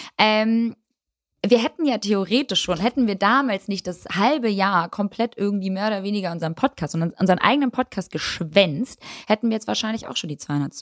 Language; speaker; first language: German; early bilingual, other home language; Albanian